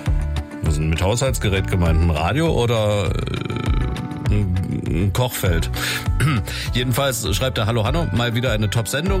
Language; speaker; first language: German; native; German